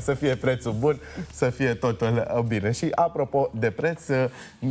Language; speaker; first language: Romanian; native; Romanian